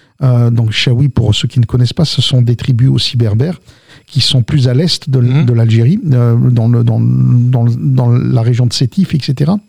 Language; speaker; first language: French; early bilingual, other home language; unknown